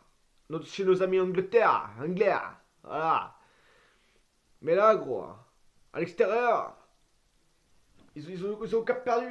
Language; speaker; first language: French; native; French